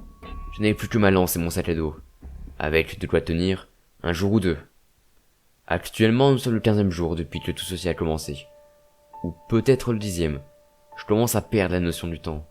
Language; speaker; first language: French; native; French